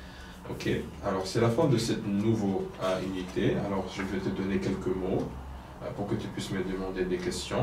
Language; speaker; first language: French; non-native, fluent; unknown